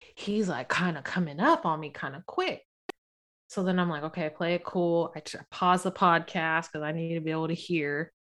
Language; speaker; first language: English; native; English